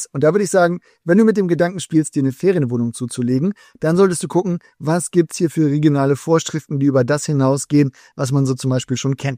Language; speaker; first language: German; native; German